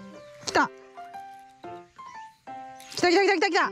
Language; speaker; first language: Japanese; native; Japanese